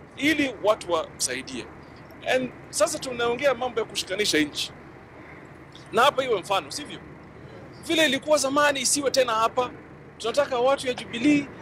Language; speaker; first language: Swahili; native; Swahili